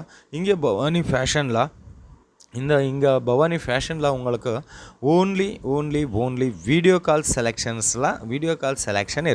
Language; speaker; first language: Tamil; non-native, local second language; Kannada